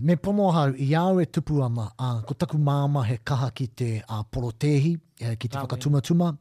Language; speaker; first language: Māori; non-native, local second language; English